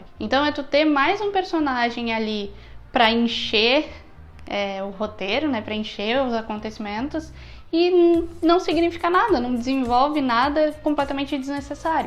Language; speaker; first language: Portuguese; native; Portuguese